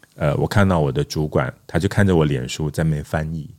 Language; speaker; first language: Chinese; non-native, local second language; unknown